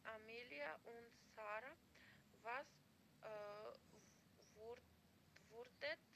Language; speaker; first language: German; non-native, learner; Macedonian